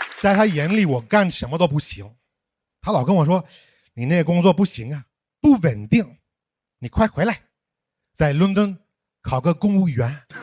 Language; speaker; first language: Chinese; non-native, fluent; English